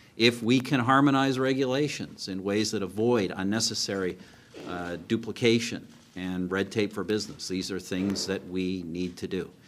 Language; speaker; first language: English; native; English